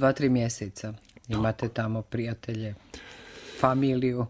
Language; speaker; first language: Croatian; native; Croatian